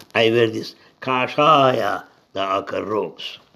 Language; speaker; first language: English; non-native, local second language; Telugu